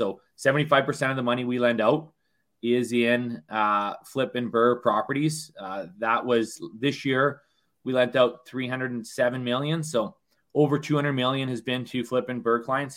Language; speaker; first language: English; native; English